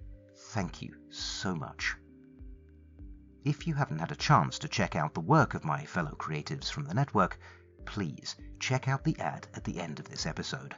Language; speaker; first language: English; native; English